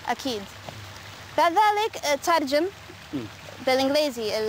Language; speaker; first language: Arabic; non-native, learner; English